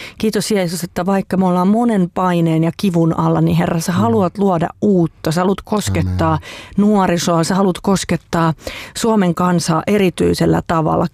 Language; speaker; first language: Finnish; native; Finnish